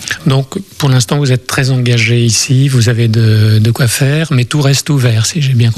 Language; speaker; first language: French; native; French